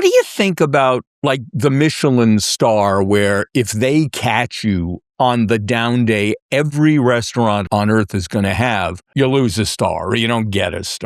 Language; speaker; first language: English; native; English